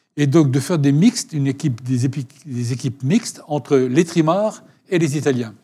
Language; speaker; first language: French; native; French